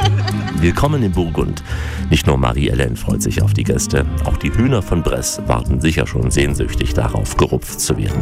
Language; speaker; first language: German; native; German